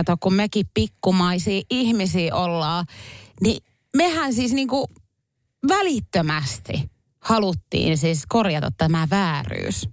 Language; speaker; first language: Finnish; native; Finnish